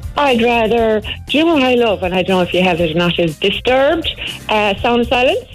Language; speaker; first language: English; native; English